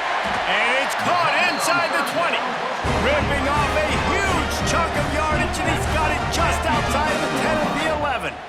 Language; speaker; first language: English; native; English